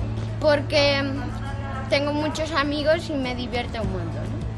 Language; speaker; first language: Spanish; non-native, local second language; Catalan